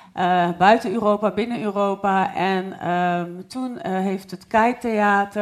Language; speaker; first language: Dutch; non-native, fluent; Arabic